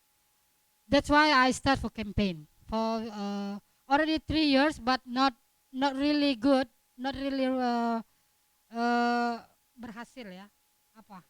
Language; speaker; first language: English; non-native, learner; Indonesian